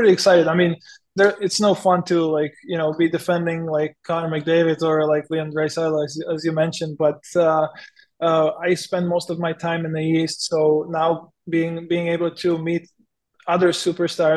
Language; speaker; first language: English; non-native, fluent; Czech